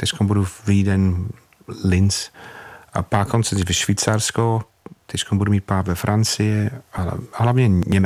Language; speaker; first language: Czech; non-native, fluent; English